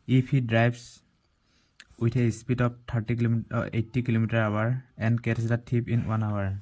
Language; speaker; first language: English; non-native, local second language; Assamese